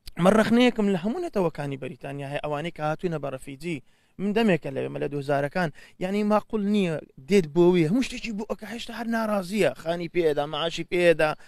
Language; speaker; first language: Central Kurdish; early bilingual, heritage; Central Kurdish